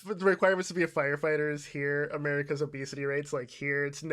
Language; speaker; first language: English; native; English